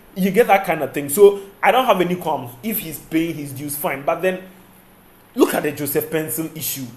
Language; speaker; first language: English; non-native, local second language; Akan